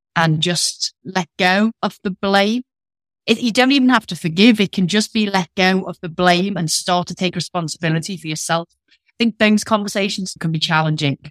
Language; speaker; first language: English; native; English